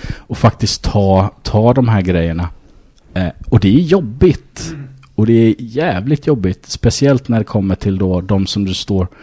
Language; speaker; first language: Swedish; early bilingual, other home language; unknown